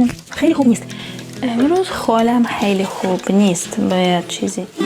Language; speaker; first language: Persian; non-native, learner; Russian